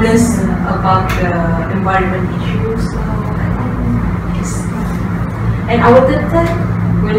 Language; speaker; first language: English; non-native, local second language; Malay